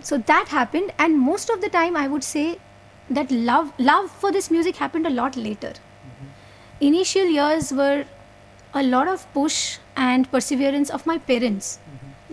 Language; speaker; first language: English; non-native, local second language; Hindi